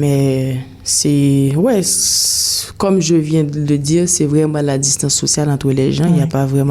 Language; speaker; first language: French; non-native, local second language; Haitian Creole